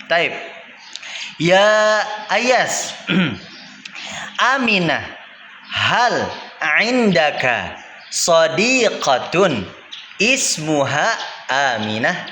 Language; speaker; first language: Arabic; non-native, fluent; Indonesian